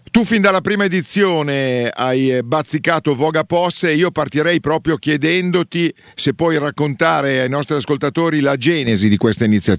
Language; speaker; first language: Italian; native; Italian